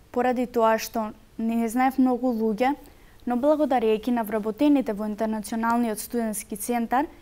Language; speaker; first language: Macedonian; native; Macedonian